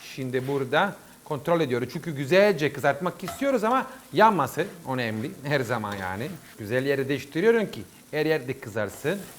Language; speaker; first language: Turkish; non-native, learner; Italian